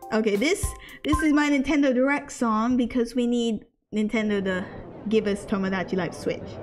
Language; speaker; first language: English; native; English